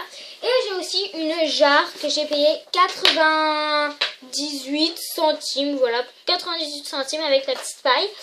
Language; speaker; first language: French; native; French